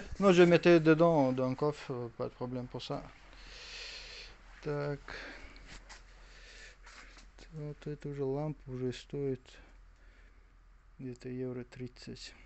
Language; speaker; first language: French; non-native, learner; Russian